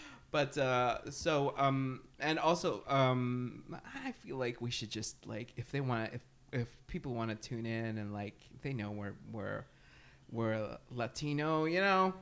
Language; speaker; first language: English; early bilingual, other home language; Spanish